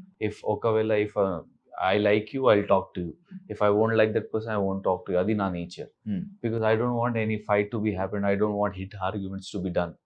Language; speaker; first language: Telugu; non-native, learner; Urdu